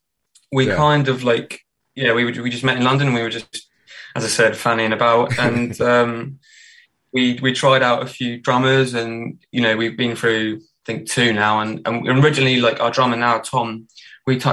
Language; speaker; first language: English; native; English